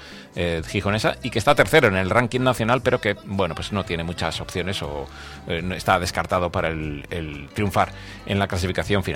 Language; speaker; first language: Spanish; native; Spanish